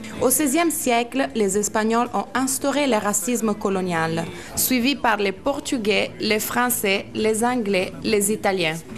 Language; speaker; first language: French; non-native, fluent; Italian